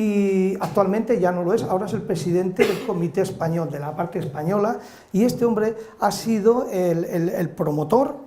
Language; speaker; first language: Spanish; native; Spanish